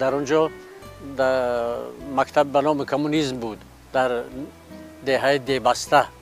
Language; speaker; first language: Persian; non-native, local second language; Shughni